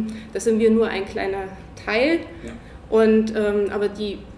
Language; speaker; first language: German; native; German